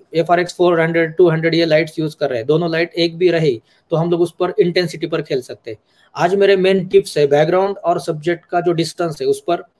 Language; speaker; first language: Hindi; non-native, local second language; Marathi